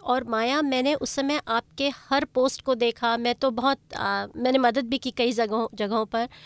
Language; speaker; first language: Hindi; native; Hindi